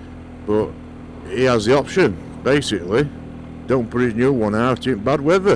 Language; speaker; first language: English; native; English